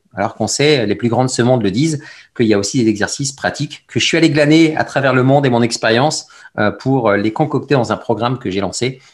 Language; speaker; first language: French; early bilingual, other home language; Arabic